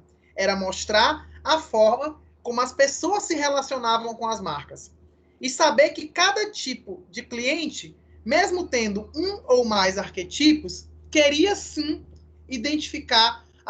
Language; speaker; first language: Portuguese; native; Portuguese